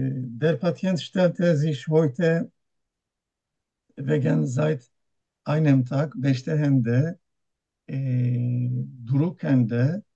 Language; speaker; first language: German; non-native, learner; Turkish